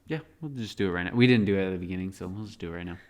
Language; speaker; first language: English; native; English